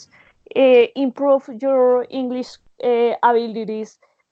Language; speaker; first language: English; non-native, learner; Spanish